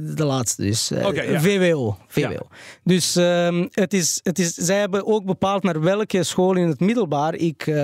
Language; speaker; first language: Dutch; early bilingual, other home language; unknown